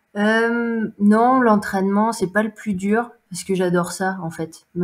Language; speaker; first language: French; native; French